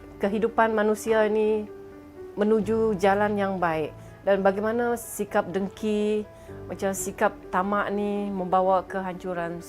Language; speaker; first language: Malay; non-native, local second language; Iban